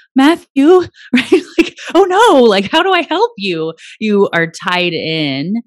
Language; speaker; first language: English; native; English